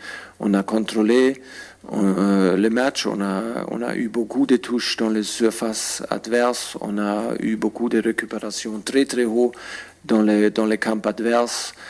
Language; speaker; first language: French; non-native, fluent; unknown